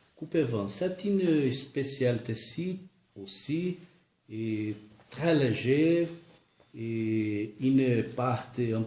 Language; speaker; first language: French; non-native, learner; Portuguese